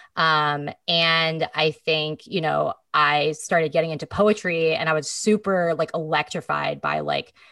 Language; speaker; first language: English; native; English